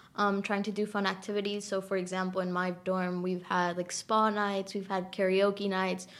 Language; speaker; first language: English; native; English